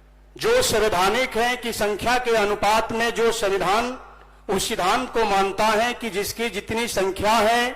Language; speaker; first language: Hindi; native; Hindi